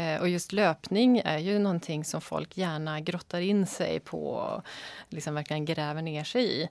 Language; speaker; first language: Swedish; native; Swedish